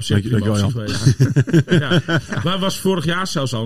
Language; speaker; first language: Dutch; native; Dutch